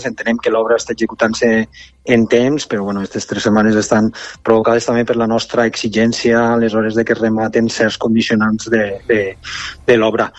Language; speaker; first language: Catalan; native; Catalan